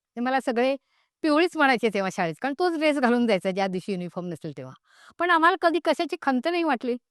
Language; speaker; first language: Marathi; non-native, local second language; Konkani